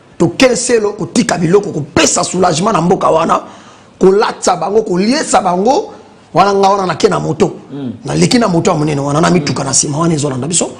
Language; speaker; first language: Lingala; non-native, local second language; Kongo